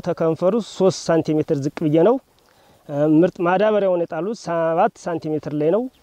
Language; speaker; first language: Amharic; native; Amharic